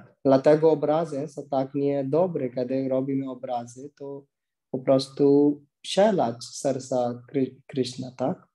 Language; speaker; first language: Polish; non-native, learner; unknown